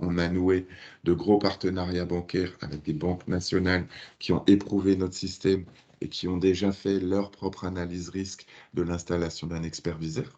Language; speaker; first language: French; native; French